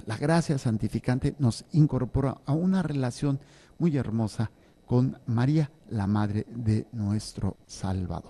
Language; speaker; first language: Spanish; native; Spanish